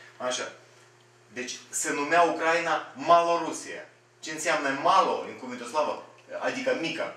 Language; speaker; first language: Romanian; non-native, fluent; Russian